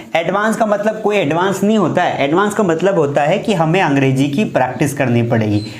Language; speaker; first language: Hindi; native; Hindi